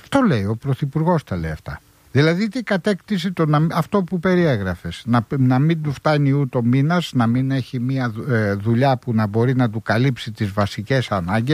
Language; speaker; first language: Greek; native; Greek